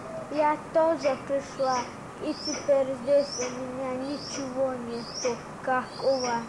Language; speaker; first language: Russian; non-native, local second language; Chechen